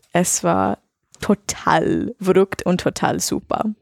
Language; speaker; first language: German; non-native, learner; English